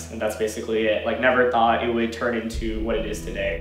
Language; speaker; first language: English; native; English